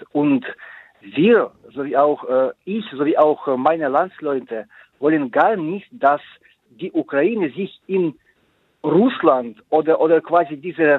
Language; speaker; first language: German; non-native, fluent; Ukrainian